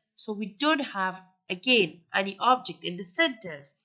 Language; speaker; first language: English; non-native, fluent; Persian